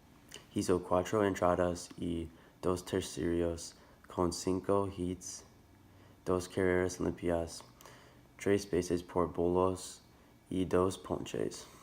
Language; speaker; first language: Spanish; non-native, learner; English